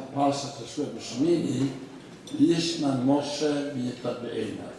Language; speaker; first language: Hebrew; non-native, fluent; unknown